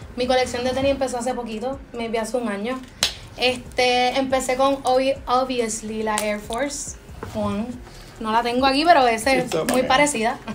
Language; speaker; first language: Spanish; native; Spanish